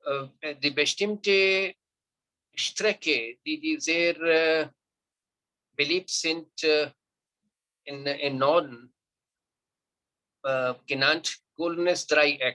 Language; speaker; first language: German; non-native, learner; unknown